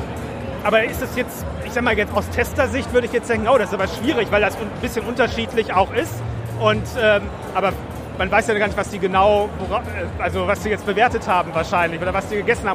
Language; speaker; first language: German; native; German